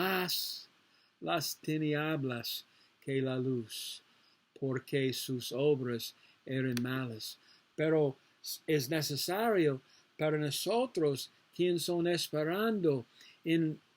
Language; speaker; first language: Spanish; non-native, learner; English